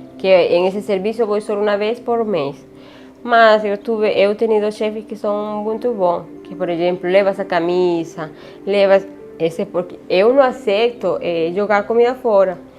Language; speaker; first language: Portuguese; non-native, learner; Spanish